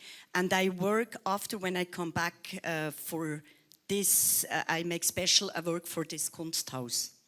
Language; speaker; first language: English; non-native, learner; Swiss German